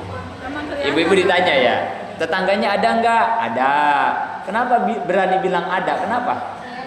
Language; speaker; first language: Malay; non-native, local second language; Sundanese